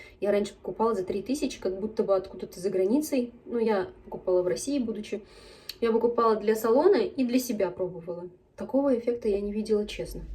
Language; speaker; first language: Russian; native; Russian